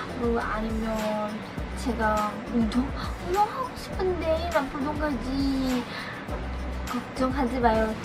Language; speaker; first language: Korean; non-native, learner; Indonesian